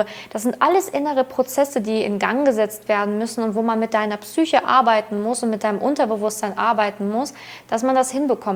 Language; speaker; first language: German; native; German